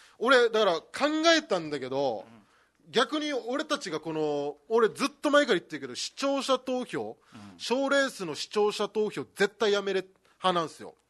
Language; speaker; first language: Japanese; native; Japanese